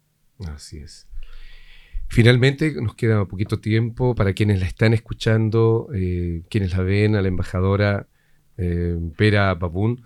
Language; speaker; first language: Spanish; native; Spanish